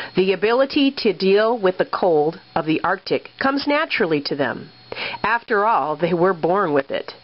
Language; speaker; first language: English; native; English